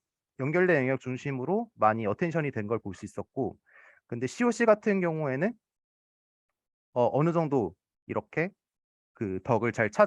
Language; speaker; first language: Korean; native; Korean